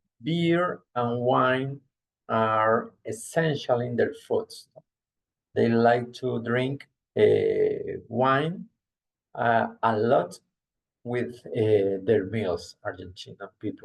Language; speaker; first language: English; non-native, fluent; Spanish